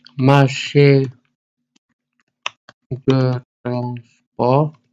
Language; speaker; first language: French; non-native, fluent; Arabic